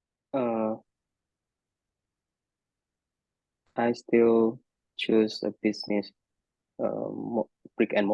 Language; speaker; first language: English; non-native, fluent; Indonesian